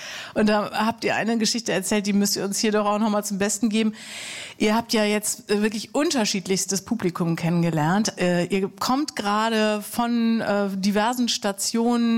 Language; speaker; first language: German; native; German